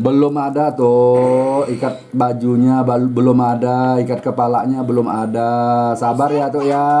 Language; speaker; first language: Indonesian; native; Indonesian